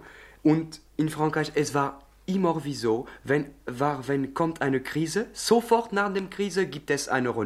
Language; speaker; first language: German; non-native, learner; French